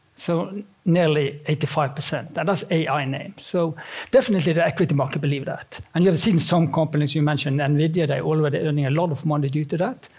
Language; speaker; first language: English; non-native, fluent; Norwegian